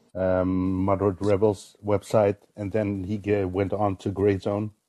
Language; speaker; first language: English; non-native, fluent; Dutch